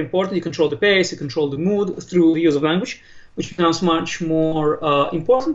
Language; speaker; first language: English; non-native, fluent; Hebrew